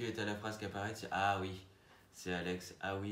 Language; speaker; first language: French; native; French